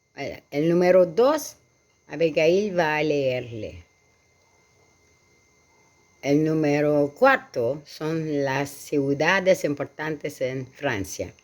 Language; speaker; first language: Spanish; non-native, learner; French